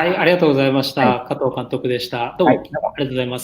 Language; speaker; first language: Japanese; native; Japanese